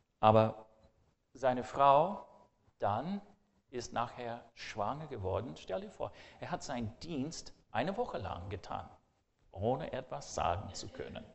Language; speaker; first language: German; non-native, fluent; English